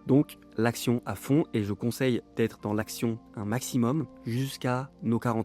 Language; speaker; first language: French; native; French